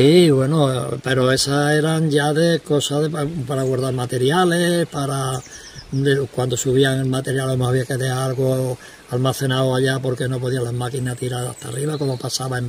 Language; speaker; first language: Spanish; native; Spanish